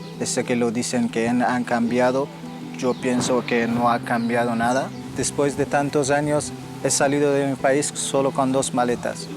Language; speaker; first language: Spanish; non-native, fluent; Persian